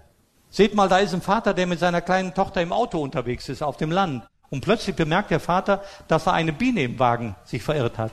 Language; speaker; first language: German; native; German